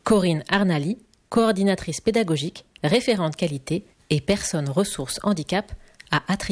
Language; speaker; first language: French; native; French